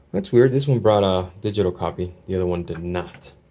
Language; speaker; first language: English; native; English